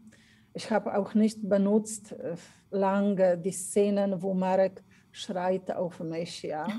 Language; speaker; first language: German; non-native, fluent; Polish